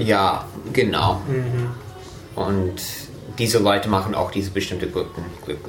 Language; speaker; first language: German; non-native, fluent; English